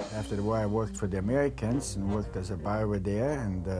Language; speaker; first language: English; non-native, fluent; German